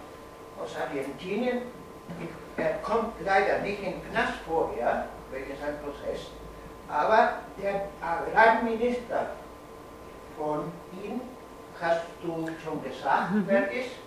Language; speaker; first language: German; non-native, fluent; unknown